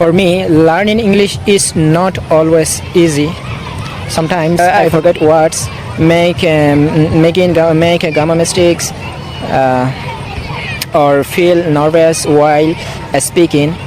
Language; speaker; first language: English; non-native, learner; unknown